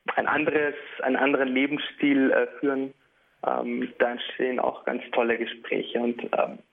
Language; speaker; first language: German; early bilingual, heritage; German